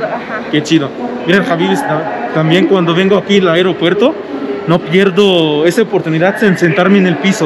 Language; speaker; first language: Spanish; non-native, fluent; Arabic